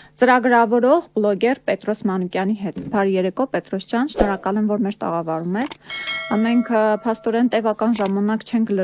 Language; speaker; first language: Armenian; native; Armenian